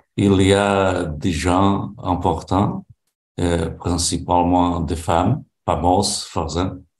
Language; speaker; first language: French; non-native, learner; Portuguese